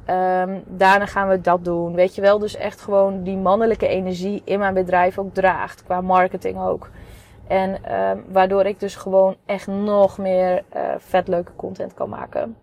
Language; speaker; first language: Dutch; native; Dutch